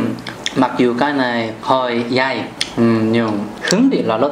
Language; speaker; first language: Vietnamese; non-native, learner; Korean